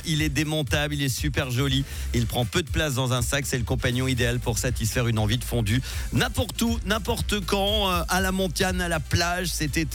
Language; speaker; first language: French; native; French